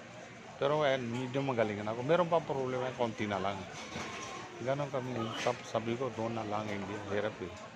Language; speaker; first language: Filipino; non-native, learner; Punjabi